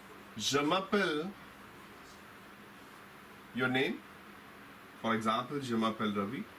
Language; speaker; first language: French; non-native, fluent; Hindi